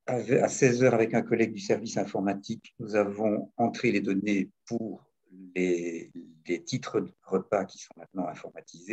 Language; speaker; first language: French; native; French